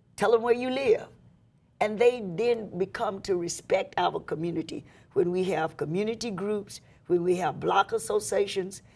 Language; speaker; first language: English; native; English